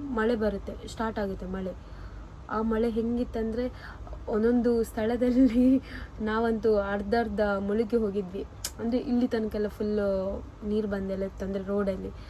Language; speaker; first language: Kannada; non-native, local second language; Tulu